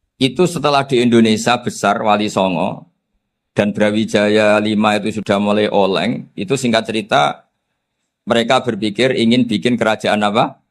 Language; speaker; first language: Indonesian; non-native, local second language; Javanese